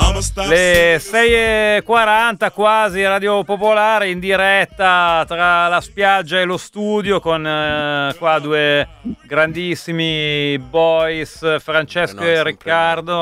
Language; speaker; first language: Italian; native; Italian